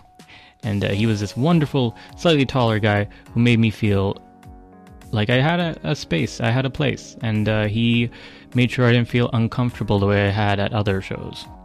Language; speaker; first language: English; native; English